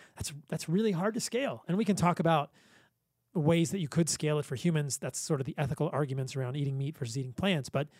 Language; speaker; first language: English; native; English